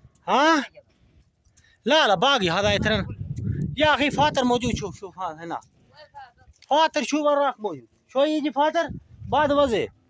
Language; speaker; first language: Arabic; non-native, learner; Saraiki